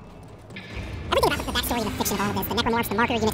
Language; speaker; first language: English; native; English